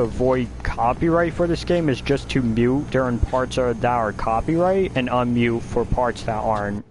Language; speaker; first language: English; native; English